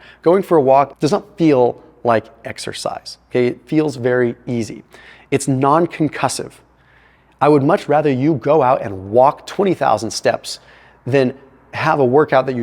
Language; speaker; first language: English; native; English